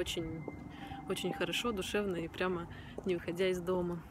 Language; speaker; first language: Russian; native; Russian